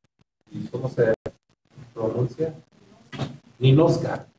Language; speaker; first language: Spanish; early bilingual, heritage; Spanish